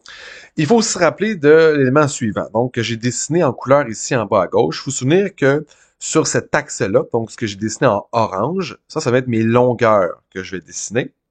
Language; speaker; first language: French; native; French